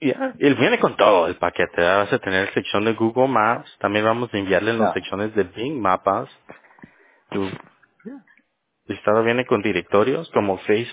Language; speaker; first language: Spanish; early bilingual, heritage; Spanish